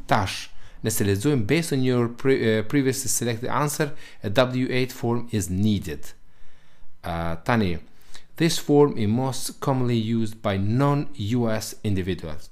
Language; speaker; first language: English; non-native, learner; Albanian